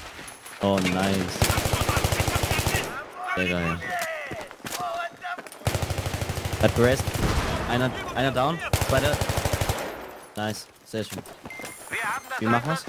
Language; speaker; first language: German; native; German